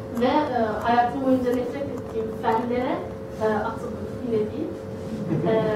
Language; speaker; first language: Turkish; early bilingual, other home language; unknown